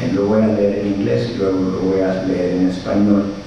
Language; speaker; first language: Spanish; early bilingual, heritage; Spanish